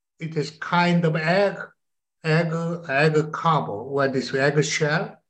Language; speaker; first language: English; non-native, learner; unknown